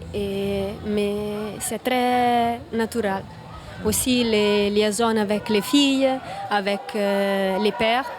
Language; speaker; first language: French; non-native, learner; Italian